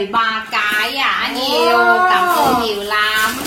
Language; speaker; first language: Vietnamese; non-native, learner; Thai